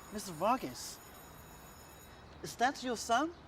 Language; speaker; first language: English; non-native, learner; Chinese